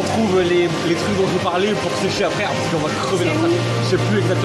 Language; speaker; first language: French; native; French